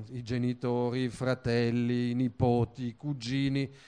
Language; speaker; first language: Italian; early bilingual, other home language; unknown